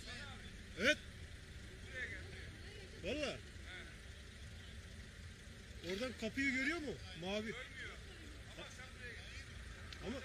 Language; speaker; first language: Turkish; native; Turkish